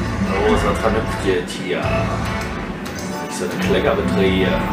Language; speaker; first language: German; native; German